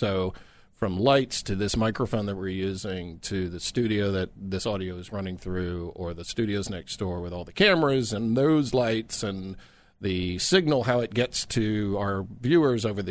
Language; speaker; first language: English; native; English